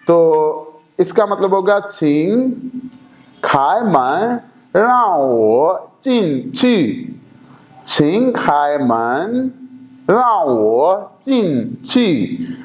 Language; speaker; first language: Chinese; non-native, fluent; Urdu